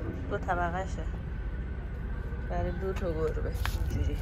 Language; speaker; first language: Persian; native; Persian